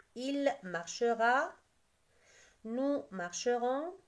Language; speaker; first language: French; non-native, local second language; Arabic